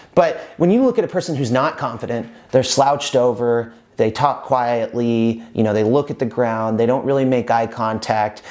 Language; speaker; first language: English; native; English